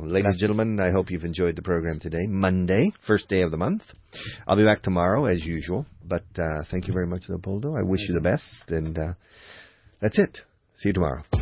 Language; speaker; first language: English; native; English